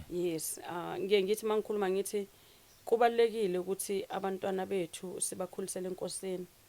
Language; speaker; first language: Zulu; native; Zulu